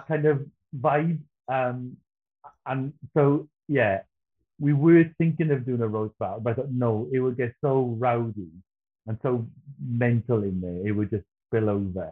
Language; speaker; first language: English; native; English